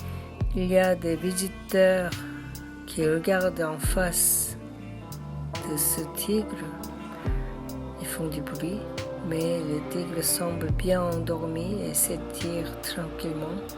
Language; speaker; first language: French; non-native, learner; Korean